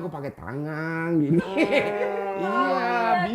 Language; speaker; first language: Indonesian; non-native, fluent; Japanese